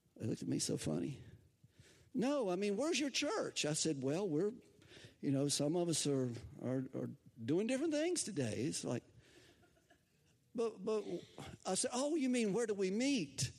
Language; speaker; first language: English; native; English